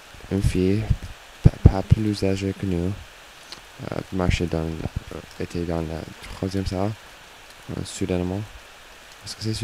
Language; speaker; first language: French; non-native, learner; English